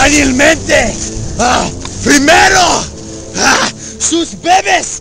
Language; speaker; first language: Spanish; non-native, learner; English